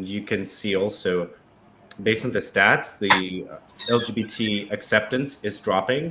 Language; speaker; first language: English; non-native, fluent; Russian